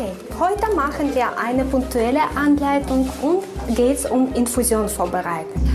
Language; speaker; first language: German; non-native, fluent; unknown